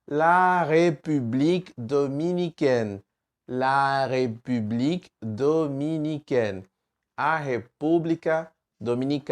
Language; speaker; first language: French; non-native, fluent; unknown